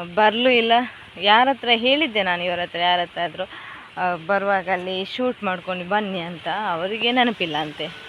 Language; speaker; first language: Kannada; non-native, local second language; Tulu